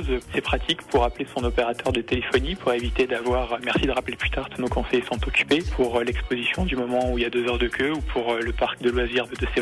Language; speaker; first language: French; native; French